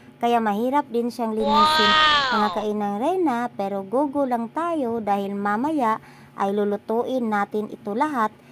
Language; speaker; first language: Filipino; non-native, local second language; Cebuano